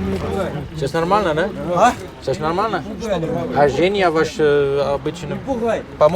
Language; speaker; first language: Russian; non-native, fluent; Dutch